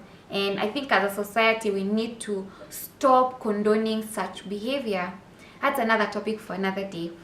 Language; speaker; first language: English; non-native, local second language; Swahili